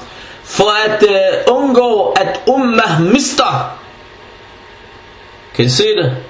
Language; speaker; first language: Danish; early bilingual, other home language; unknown